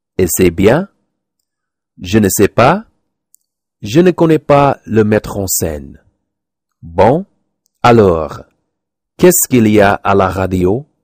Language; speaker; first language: French; non-native, learner; English